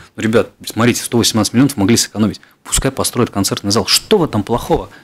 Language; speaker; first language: Russian; native; Russian